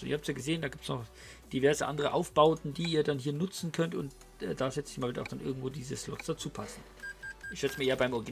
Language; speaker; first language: German; native; German